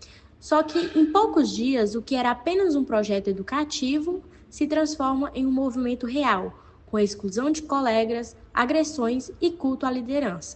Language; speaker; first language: Portuguese; native; Portuguese